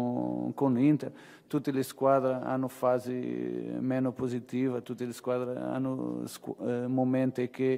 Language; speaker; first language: Italian; non-native, fluent; Portuguese